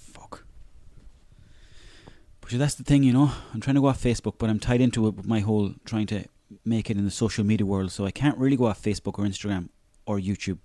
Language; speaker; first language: English; native; English